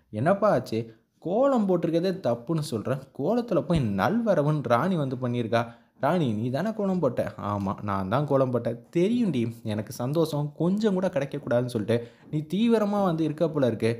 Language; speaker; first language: Tamil; native; Tamil